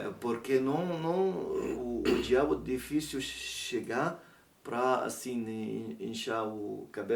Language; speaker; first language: Portuguese; non-native, learner; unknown